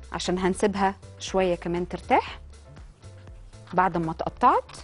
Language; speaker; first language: Arabic; native; Arabic